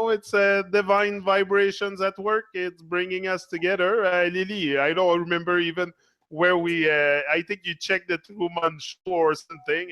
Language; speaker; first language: English; non-native, fluent; French